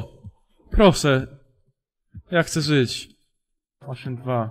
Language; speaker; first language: Polish; native; Polish